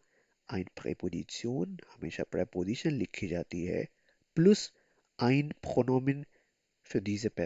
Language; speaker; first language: German; non-native, learner; Urdu